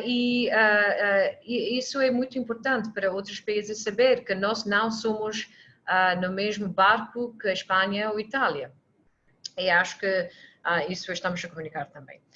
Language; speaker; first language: Portuguese; non-native, fluent; English